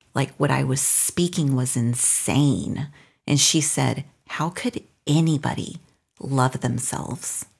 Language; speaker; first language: English; non-native, fluent; Spanish